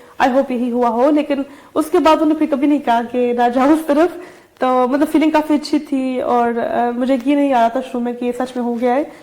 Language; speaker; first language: Urdu; early bilingual, heritage; Urdu